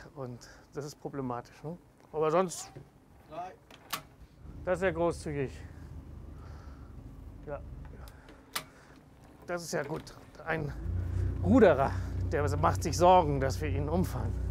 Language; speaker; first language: German; native; German